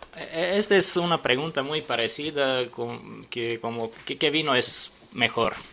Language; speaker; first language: Spanish; non-native, learner; Serbian